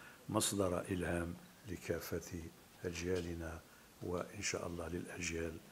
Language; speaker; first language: Arabic; native; Arabic